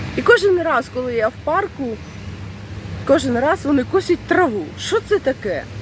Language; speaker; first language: Ukrainian; non-native, local second language; Russian